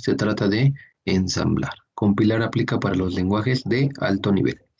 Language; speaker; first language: Spanish; native; Spanish